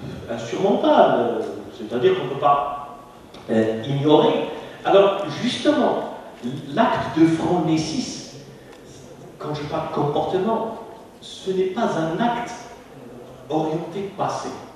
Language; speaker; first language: French; non-native, local second language; Arabic